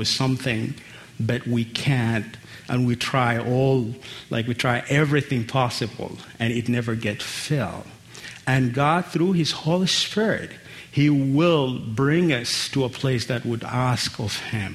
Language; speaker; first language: English; non-native, fluent; Arabic